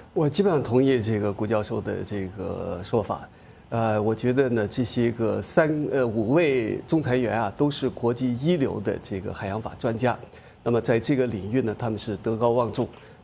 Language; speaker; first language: Chinese; native; Chinese